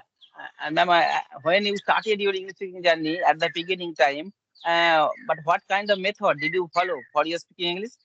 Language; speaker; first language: English; non-native, learner; Bangla